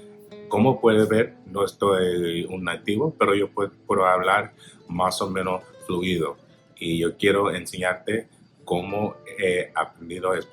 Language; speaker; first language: Spanish; non-native, learner; English